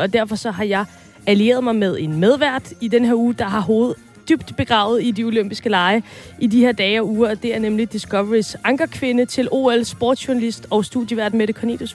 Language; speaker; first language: Danish; native; Danish